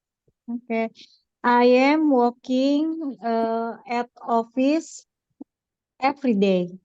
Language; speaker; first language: English; non-native, learner; Indonesian